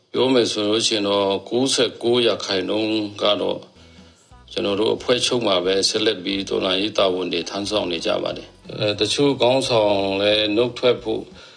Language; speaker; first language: Burmese; non-native, local second language; Pa'o Karen